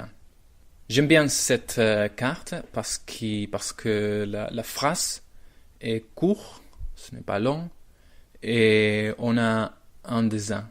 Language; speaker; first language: French; non-native, learner; Spanish